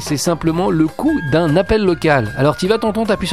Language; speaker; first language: French; native; French